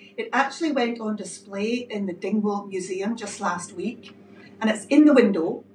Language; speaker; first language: English; native; English